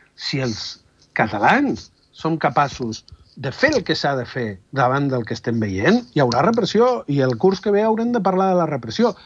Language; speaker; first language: Catalan; non-native, fluent; Spanish